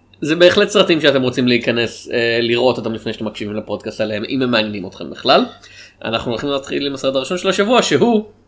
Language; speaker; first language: Hebrew; native; Hebrew